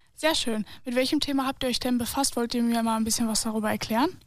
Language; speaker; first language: German; native; German